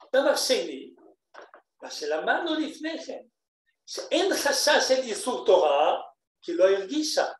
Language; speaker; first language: Hebrew; non-native, fluent; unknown